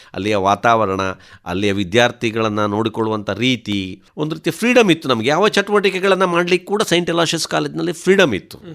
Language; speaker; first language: Kannada; non-native, local second language; Tulu